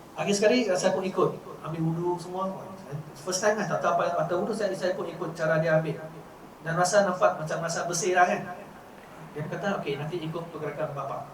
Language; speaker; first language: Malay; non-native, local second language; Chinese